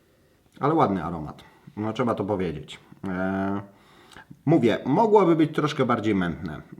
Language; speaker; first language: Polish; native; Polish